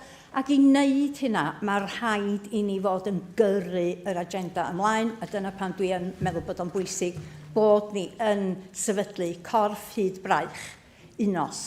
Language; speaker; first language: Welsh; native; Welsh